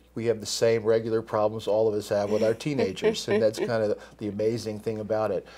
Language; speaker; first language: English; native; English